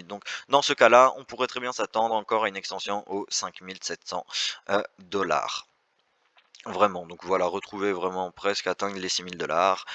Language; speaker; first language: French; native; French